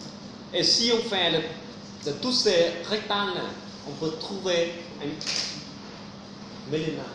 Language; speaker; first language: French; non-native, fluent; Vietnamese